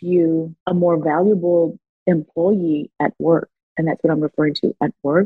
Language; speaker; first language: English; early bilingual, other home language; Spanish